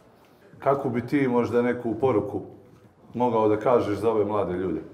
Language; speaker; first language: Bosnian; native; Bosnian